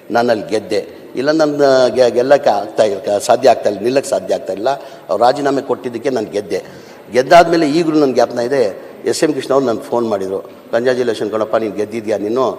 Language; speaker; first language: Kannada; non-native, local second language; Urdu